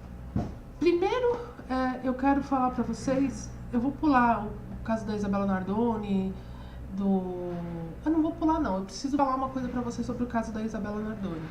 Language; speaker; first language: Portuguese; native; Portuguese